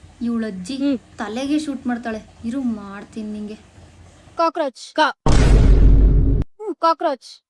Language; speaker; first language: Kannada; native; Kannada